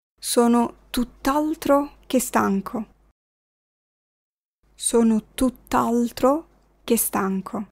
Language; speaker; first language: Italian; non-native, fluent; Arabic